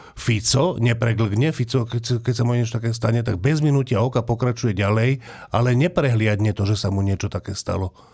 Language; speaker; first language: Slovak; native; Slovak